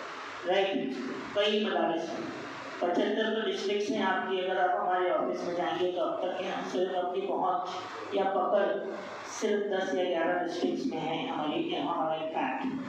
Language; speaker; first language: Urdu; non-native, local second language; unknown